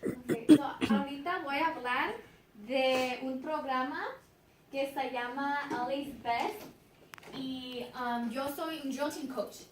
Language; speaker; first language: Spanish; early bilingual, heritage; Spanish